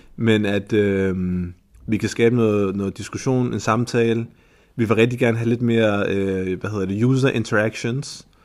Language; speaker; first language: Danish; early bilingual, other home language; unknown